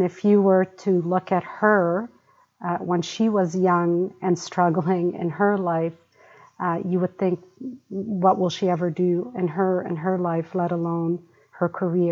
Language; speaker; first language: English; early bilingual, other home language; Arabic